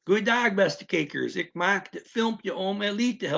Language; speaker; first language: Dutch; non-native, learner; English